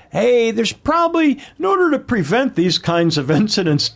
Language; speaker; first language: English; native; English